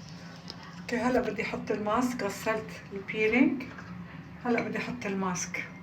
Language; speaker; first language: Arabic; native; Arabic